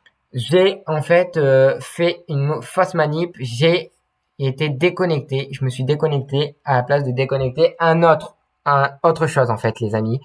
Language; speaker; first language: French; native; French